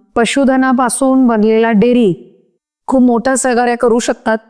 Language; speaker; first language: Marathi; non-native, local second language; Hindi